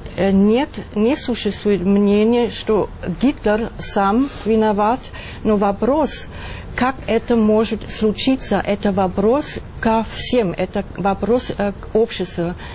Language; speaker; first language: Russian; non-native, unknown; German